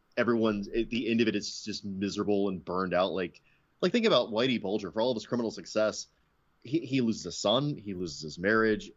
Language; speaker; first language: English; native; English